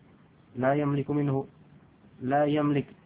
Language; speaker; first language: Arabic; non-native, fluent; Indonesian